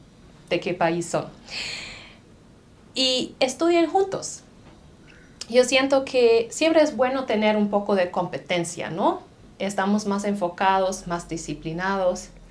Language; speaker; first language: Spanish; non-native, fluent; German